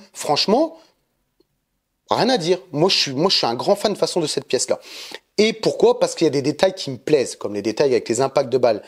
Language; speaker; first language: French; native; French